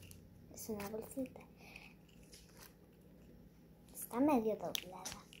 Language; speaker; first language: Spanish; early bilingual, heritage; Spanish